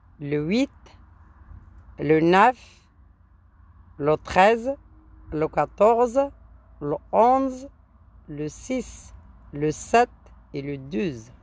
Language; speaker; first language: French; non-native, learner; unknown